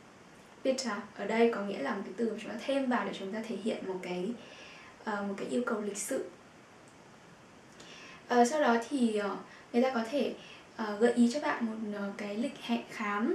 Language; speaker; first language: Vietnamese; native; Vietnamese